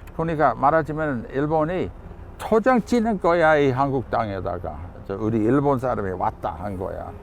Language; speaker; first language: Korean; non-native, fluent; English